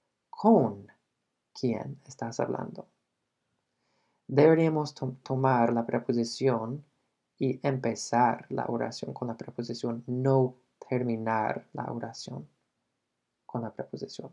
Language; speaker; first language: Spanish; non-native, fluent; English